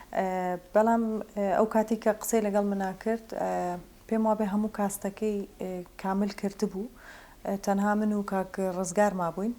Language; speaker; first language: Central Kurdish; native; Central Kurdish